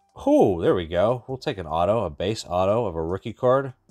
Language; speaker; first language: English; native; English